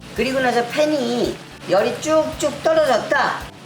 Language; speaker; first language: Korean; native; Korean